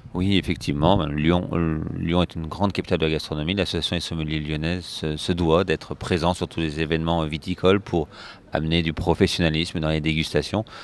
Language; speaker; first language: French; native; French